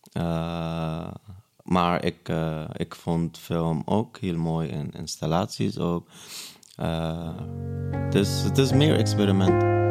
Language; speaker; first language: Dutch; non-native, fluent; Arabic